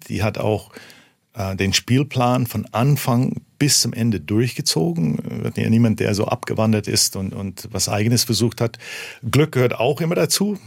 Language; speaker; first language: German; early bilingual, heritage; German